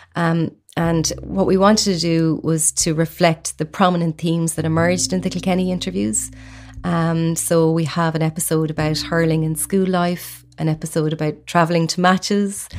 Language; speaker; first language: English; native; English